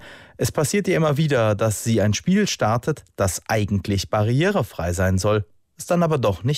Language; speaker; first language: German; native; German